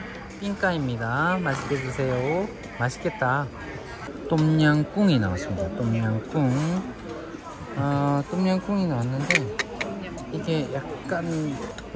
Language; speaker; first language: Korean; native; Korean